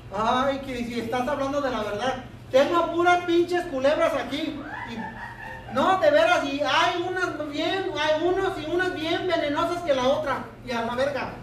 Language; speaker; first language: Spanish; early bilingual, heritage; Spanish